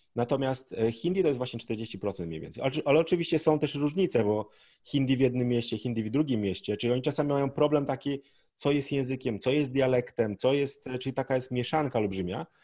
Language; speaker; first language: Polish; native; Polish